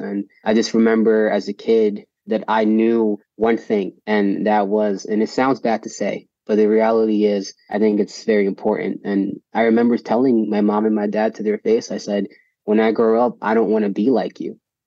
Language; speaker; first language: English; native; English